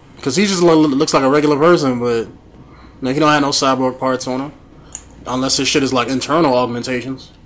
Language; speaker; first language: English; native; English